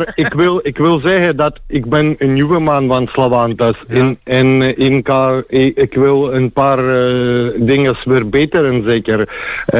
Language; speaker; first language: Dutch; non-native, learner; Ukrainian